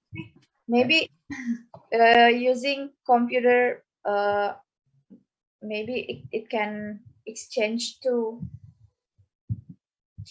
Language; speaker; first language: English; non-native, learner; Indonesian